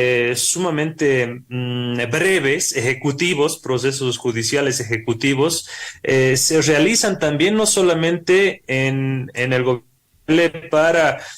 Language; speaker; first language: Spanish; native; Spanish